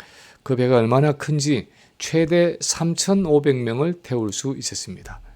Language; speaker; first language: Korean; native; Korean